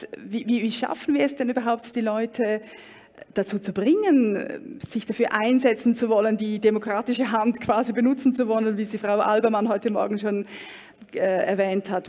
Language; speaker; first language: German; native; German